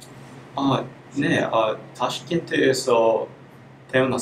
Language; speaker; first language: Korean; non-native, learner; Uzbek